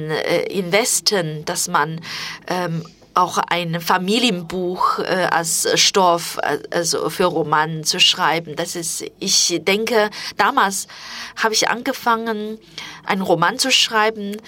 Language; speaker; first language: German; non-native, fluent; Chinese